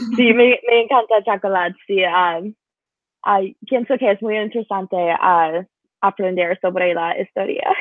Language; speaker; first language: Spanish; non-native, learner; English